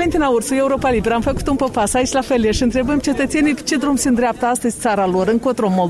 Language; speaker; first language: Romanian; native; Romanian